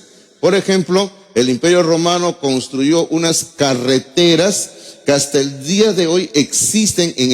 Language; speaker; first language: Spanish; native; Spanish